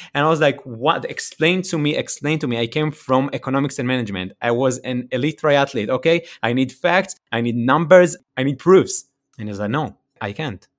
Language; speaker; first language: English; non-native, fluent; Hebrew